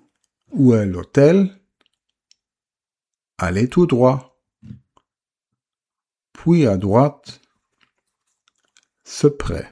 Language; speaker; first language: French; non-native, fluent; German